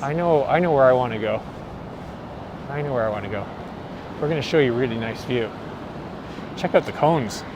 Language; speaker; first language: English; non-native, fluent; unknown